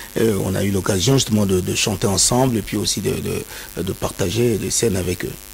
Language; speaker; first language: French; non-native, local second language; Kongo